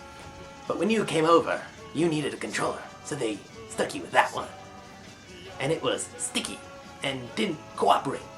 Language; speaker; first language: English; native; English